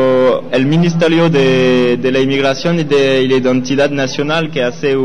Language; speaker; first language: Spanish; non-native, learner; French